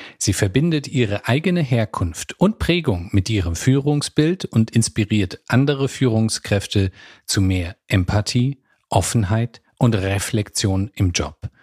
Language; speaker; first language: German; native; German